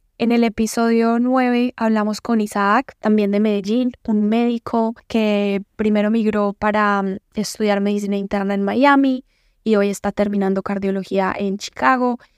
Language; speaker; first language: Spanish; native; Spanish